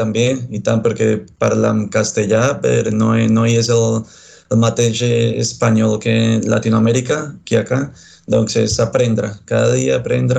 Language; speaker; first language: Catalan; non-native, learner; Spanish